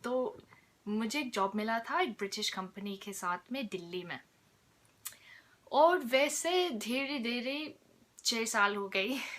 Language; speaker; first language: Hindi; non-native, fluent; English